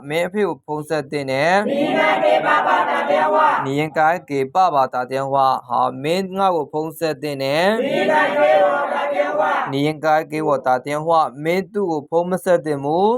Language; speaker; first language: Chinese; non-native, fluent; Burmese